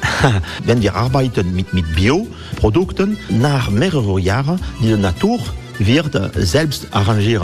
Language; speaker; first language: German; non-native, learner; French